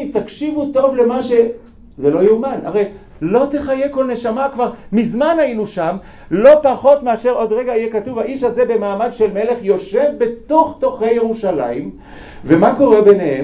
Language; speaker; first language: Hebrew; native; Hebrew